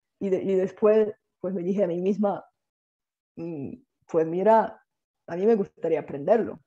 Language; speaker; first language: Spanish; non-native, fluent; Bulgarian